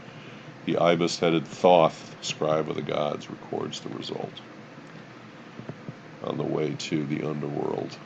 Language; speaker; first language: English; native; English